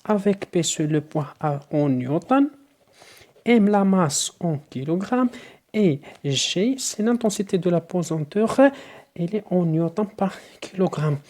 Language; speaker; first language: French; non-native, local second language; Arabic